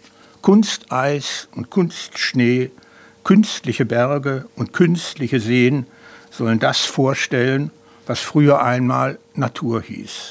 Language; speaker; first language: German; native; German